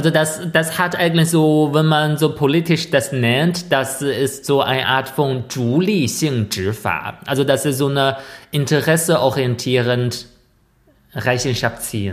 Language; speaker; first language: German; non-native, fluent; Chinese